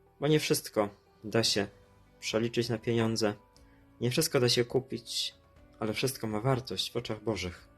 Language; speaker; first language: Polish; native; Polish